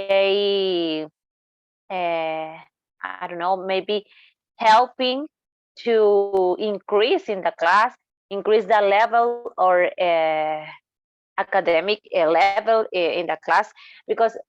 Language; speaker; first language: English; non-native, learner; Spanish